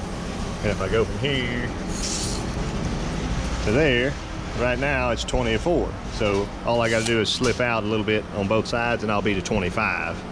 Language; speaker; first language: English; native; English